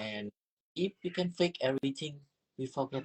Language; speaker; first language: English; non-native, learner; Vietnamese